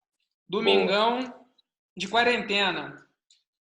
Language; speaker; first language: Portuguese; native; Portuguese